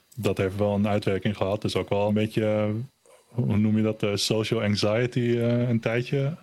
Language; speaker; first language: Dutch; early bilingual, other home language; German